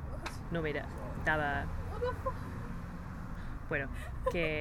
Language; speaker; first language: Spanish; non-native, learner; English